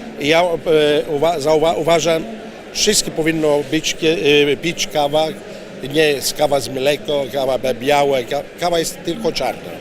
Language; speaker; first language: Polish; non-native, learner; Italian